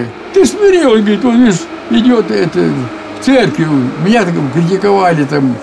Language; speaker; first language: Russian; native; Russian